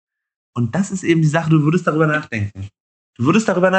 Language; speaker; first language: German; native; German